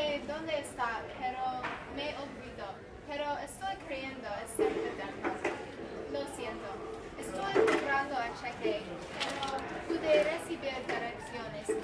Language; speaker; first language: Spanish; non-native, learner; English